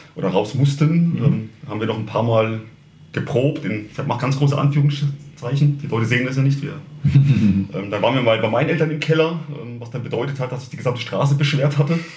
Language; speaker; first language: German; native; German